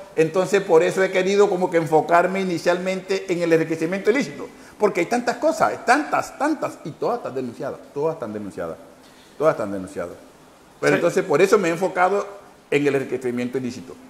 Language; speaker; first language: Spanish; native; Spanish